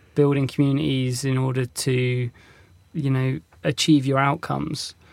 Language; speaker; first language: English; native; English